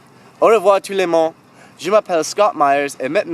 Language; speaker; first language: French; non-native, learner; English